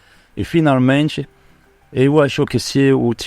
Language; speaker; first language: Portuguese; non-native, fluent; French